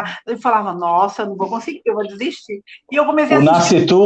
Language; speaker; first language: Portuguese; native; Portuguese